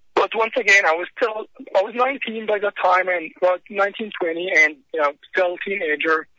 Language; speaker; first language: English; non-native, fluent; Arabic